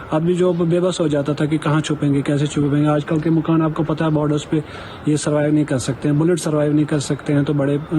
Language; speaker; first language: Urdu; non-native, local second language; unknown